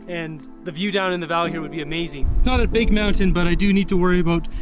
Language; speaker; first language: English; native; English